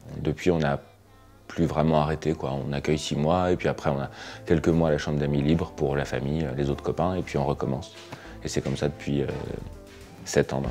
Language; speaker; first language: French; native; French